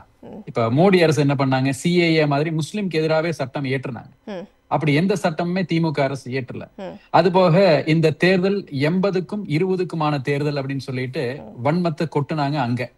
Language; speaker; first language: Tamil; native; Tamil